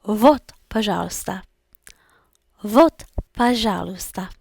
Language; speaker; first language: Russian; non-native, learner; English